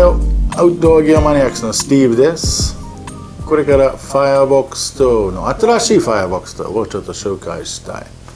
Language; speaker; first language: Japanese; non-native, fluent; English